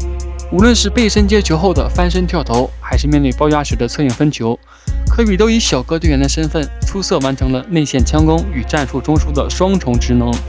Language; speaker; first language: Chinese; native; Chinese